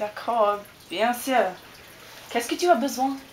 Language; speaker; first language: French; non-native, learner; English